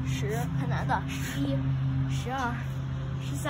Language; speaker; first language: Chinese; early bilingual, heritage; Chinese